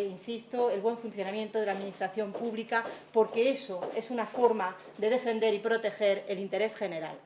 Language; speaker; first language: Spanish; native; Spanish